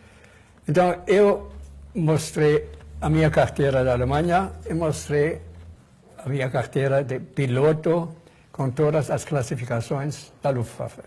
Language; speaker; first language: Portuguese; non-native, fluent; German